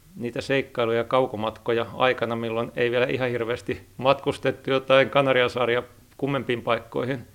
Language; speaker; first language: Finnish; native; Finnish